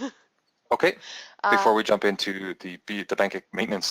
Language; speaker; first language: English; native; English